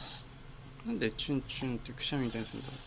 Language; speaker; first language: Japanese; native; Japanese